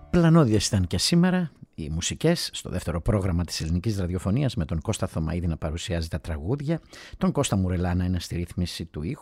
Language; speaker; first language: Greek; native; Greek